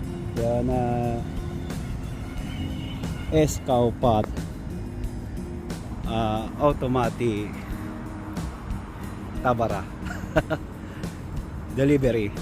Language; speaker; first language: Finnish; non-native, learner; Filipino